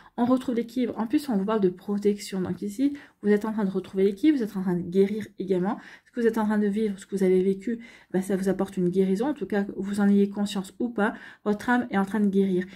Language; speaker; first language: French; native; French